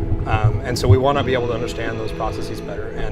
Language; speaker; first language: English; native; English